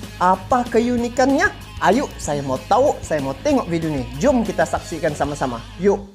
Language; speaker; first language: Malay; native; Malay